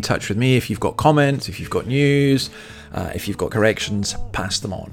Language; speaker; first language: English; native; English